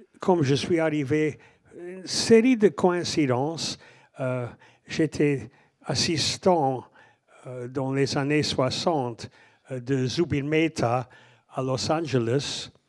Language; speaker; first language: French; non-native, fluent; English